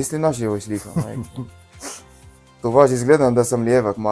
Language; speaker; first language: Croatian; non-native, learner; Arabic